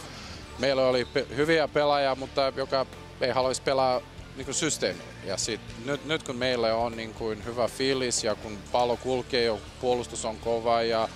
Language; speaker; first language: Finnish; non-native, fluent; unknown